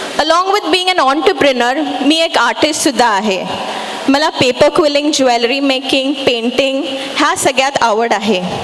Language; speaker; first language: Marathi; non-native, local second language; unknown